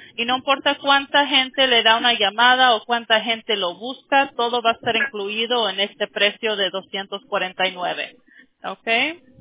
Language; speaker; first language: Spanish; early bilingual, heritage; Spanish